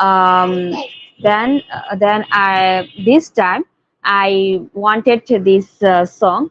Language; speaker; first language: English; non-native, learner; Bangla